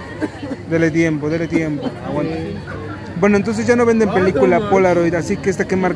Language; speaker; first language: Spanish; native; Spanish